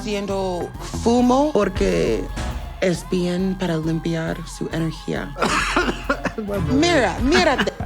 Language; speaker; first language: Spanish; non-native, learner; English